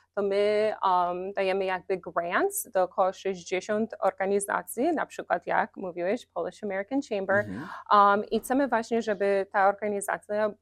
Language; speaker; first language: Polish; early bilingual, heritage; Polish